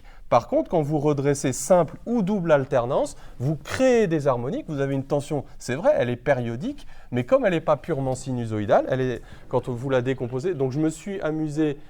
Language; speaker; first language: French; native; French